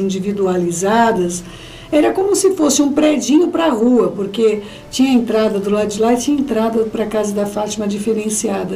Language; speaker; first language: Portuguese; native; Portuguese